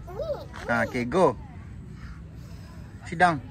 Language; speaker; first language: English; non-native, local second language; Malay